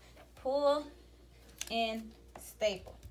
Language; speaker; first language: English; native; English